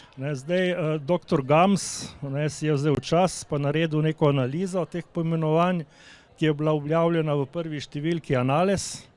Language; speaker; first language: Slovenian; native; Slovenian